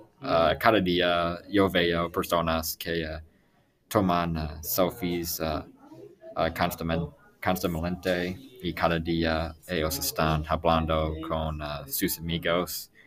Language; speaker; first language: Spanish; non-native, learner; English